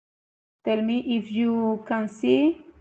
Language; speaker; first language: English; non-native, fluent; Spanish